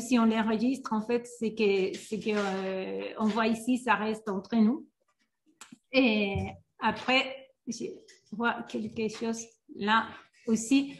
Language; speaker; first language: French; non-native, fluent; Spanish